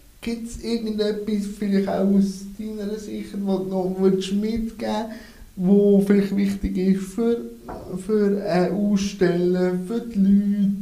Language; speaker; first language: German; native; German